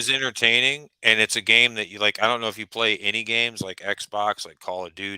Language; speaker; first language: English; native; English